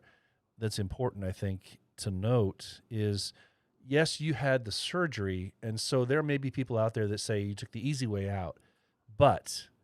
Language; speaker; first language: English; native; English